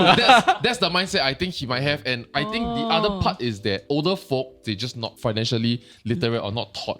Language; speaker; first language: English; native; English